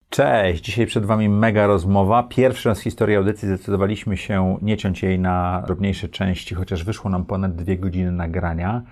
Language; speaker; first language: Polish; native; Polish